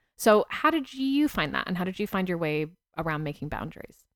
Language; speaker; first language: English; native; English